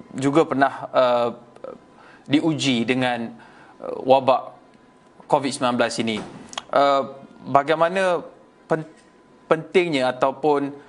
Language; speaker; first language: Malay; native; Malay